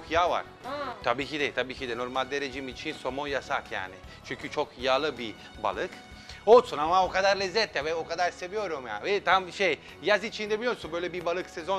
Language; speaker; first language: Turkish; non-native, fluent; Italian